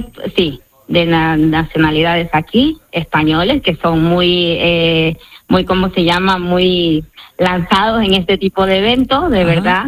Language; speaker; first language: Spanish; native; Spanish